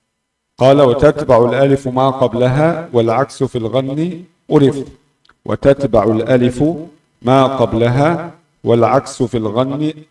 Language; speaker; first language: Arabic; non-native, fluent; Indonesian